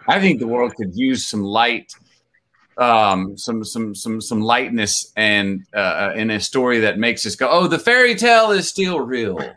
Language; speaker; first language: English; native; English